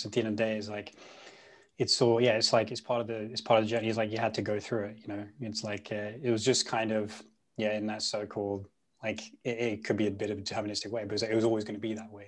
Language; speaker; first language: English; non-native, local second language; Punjabi